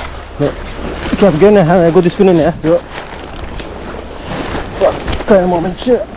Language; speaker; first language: Dutch; non-native, learner; Nepali